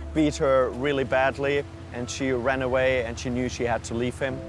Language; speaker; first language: English; non-native, fluent; German